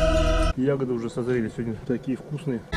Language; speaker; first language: Russian; native; Russian